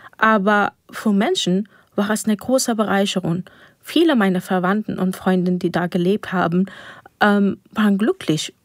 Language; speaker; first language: German; non-native, fluent; Persian